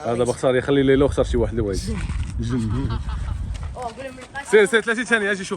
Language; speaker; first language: Arabic; native; Arabic